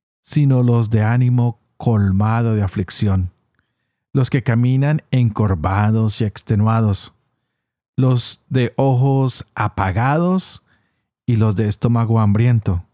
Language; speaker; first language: Spanish; native; Spanish